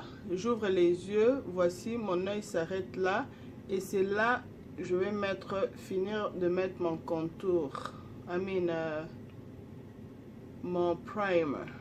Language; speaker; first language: French; non-native, local second language; Lingala